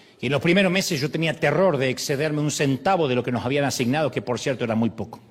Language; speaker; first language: Spanish; native; Spanish